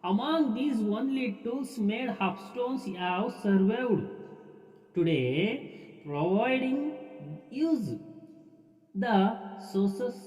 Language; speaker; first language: English; non-native, local second language; Kannada